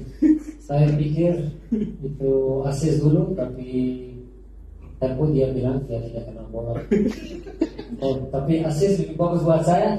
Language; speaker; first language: Indonesian; non-native, learner; Dutch